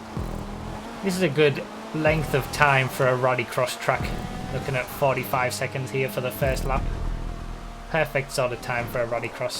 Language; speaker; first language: English; native; English